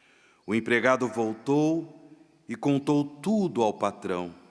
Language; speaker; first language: Portuguese; native; Portuguese